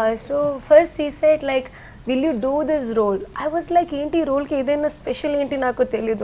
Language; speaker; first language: Telugu; non-native, learner; Malayalam